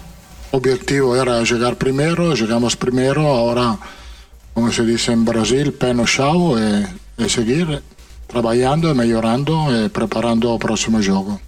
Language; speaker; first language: Portuguese; non-native, fluent; Italian